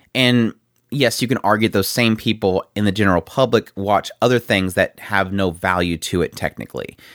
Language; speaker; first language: English; native; English